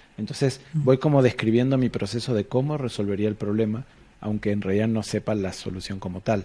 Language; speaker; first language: Spanish; native; Spanish